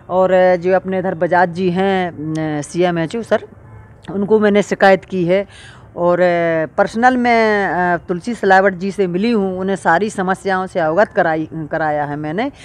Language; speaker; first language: Hindi; native; Hindi